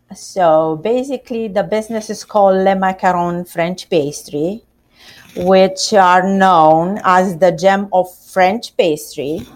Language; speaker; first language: English; non-native, learner; Romanian